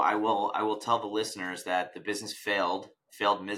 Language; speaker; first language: English; native; English